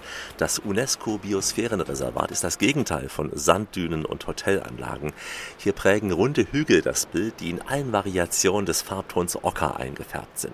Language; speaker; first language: German; native; German